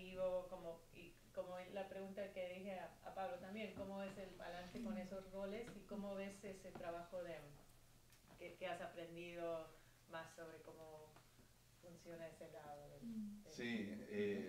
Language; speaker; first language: Spanish; early bilingual, heritage; Spanish